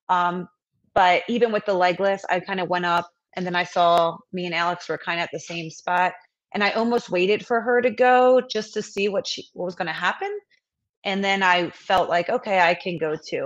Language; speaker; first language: English; native; English